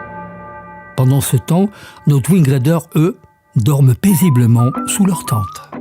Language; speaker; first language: French; native; French